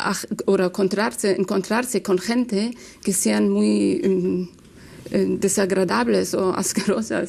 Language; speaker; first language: Spanish; non-native, learner; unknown